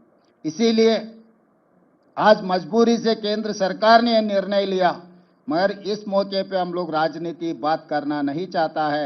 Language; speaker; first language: Hindi; non-native, local second language; Telugu